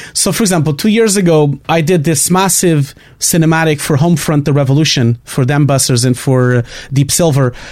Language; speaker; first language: English; non-native, fluent; Portuguese